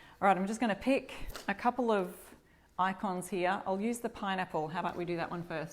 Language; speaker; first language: English; native; English